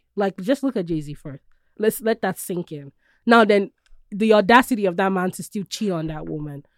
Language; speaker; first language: English; non-native, local second language; Yoruba